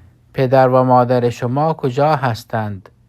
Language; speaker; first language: Persian; non-native, fluent; Urdu